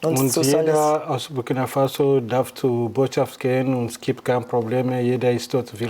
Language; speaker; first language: German; non-native, learner; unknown